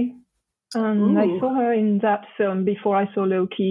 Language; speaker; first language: English; non-native, fluent; French